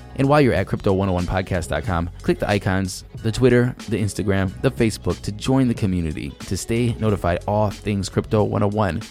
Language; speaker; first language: English; native; English